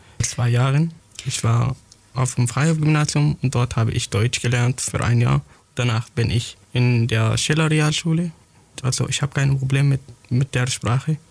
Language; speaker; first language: German; non-native, fluent; Arabic